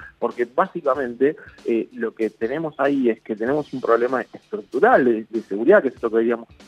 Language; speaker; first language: Spanish; native; Spanish